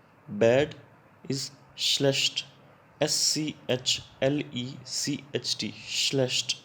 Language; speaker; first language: German; non-native, learner; Hindi